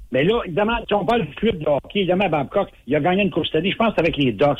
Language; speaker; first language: French; native; French